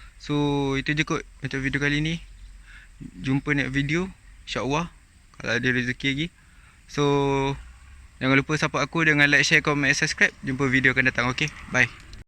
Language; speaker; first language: Malay; native; Malay